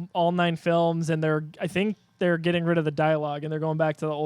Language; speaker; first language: English; native; English